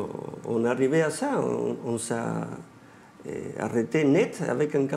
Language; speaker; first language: French; non-native, fluent; Spanish